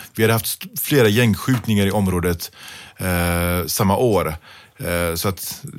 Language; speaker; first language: Swedish; early bilingual, other home language; Pashto